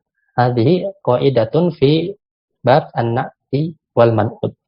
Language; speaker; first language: Arabic; non-native, fluent; Indonesian